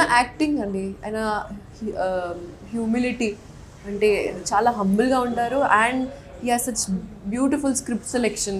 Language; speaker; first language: Telugu; non-native, local second language; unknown